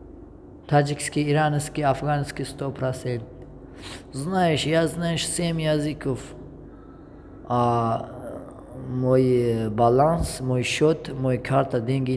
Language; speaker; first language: Russian; non-native, learner; Tajik